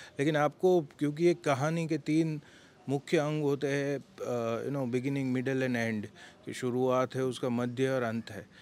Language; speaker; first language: Hindi; non-native, local second language; Gujarati